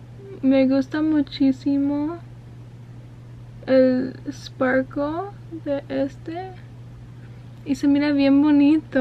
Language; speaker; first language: Spanish; early bilingual, heritage; Spanish